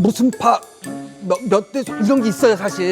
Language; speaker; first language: Korean; native; Korean